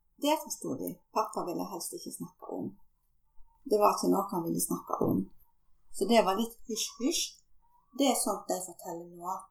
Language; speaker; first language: Norwegian; native; Norwegian